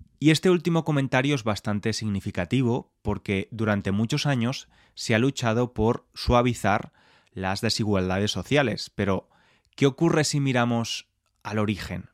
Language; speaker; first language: Spanish; native; Spanish